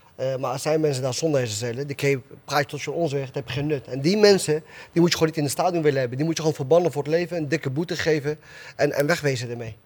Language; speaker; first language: Dutch; early bilingual, other home language; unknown